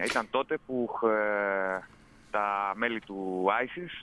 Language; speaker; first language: Greek; native; Greek